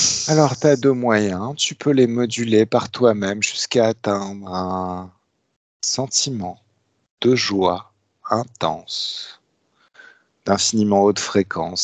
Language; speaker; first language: French; native; French